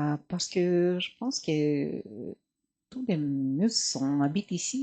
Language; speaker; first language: French; non-native, fluent; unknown